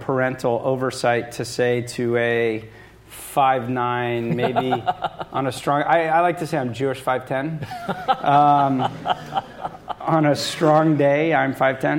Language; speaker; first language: English; native; English